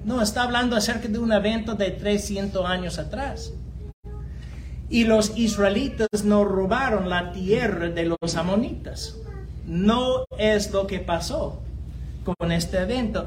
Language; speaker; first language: Spanish; non-native, fluent; English